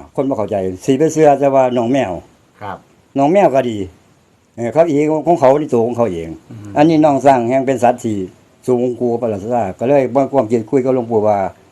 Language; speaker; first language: Thai; native; Thai